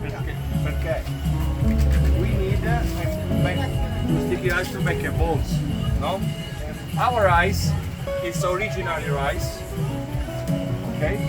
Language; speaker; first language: English; non-native, learner; Italian